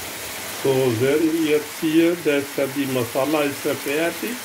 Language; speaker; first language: German; non-native, fluent; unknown